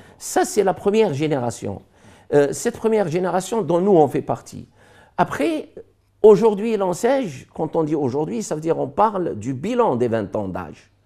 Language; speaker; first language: French; non-native, local second language; Arabic